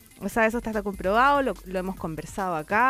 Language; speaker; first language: Spanish; native; Spanish